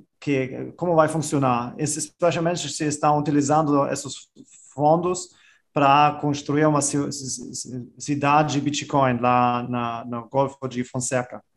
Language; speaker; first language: Portuguese; non-native, fluent; German